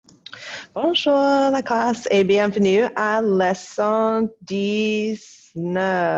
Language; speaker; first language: French; non-native, fluent; English